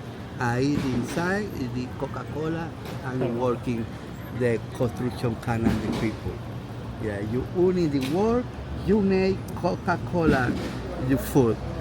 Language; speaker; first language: English; non-native, learner; Spanish